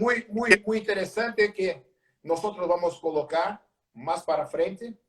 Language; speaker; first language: Spanish; non-native, learner; Portuguese